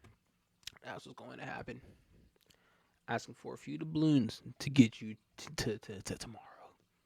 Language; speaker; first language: English; native; English